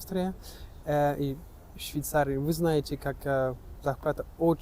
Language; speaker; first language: Russian; non-native, learner; French